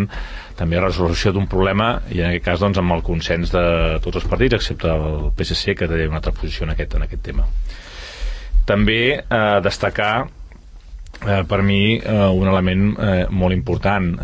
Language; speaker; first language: Catalan; native; Catalan